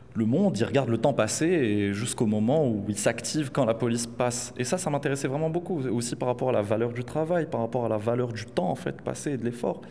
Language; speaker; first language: French; non-native, local second language; Arabic